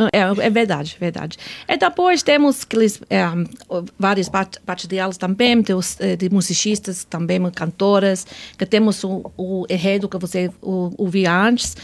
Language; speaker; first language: Portuguese; non-native, fluent; English